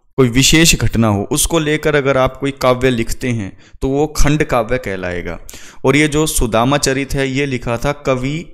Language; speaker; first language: Hindi; native; Hindi